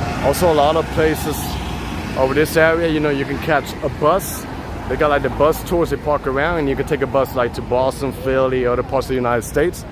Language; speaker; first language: English; non-native, local second language; Spanish